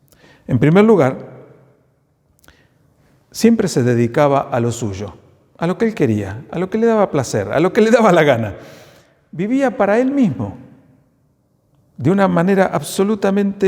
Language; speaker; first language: Spanish; native; Spanish